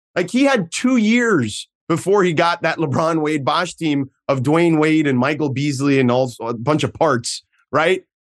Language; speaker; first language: English; native; English